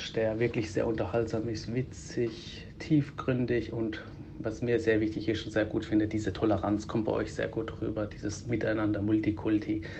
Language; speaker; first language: German; early bilingual, heritage; Greek